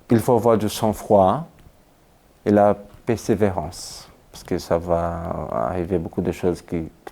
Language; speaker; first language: French; non-native, fluent; Portuguese